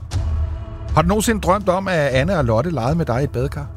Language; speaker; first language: Danish; native; Danish